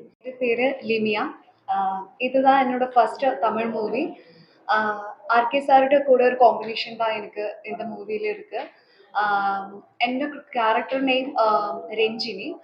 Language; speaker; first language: Tamil; non-native, learner; Malayalam